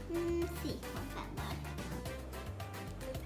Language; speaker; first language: Spanish; early bilingual, heritage; English